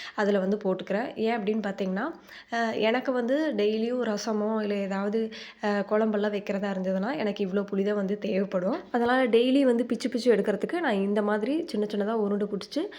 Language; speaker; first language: Tamil; native; Tamil